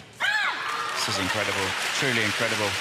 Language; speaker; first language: English; native; English